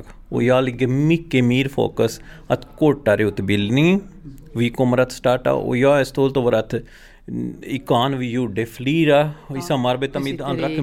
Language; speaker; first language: Swedish; non-native, learner; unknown